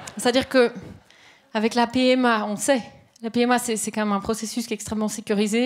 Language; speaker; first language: French; native; French